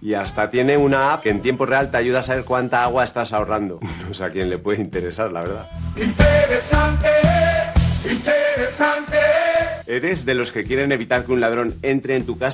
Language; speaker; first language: Spanish; native; Spanish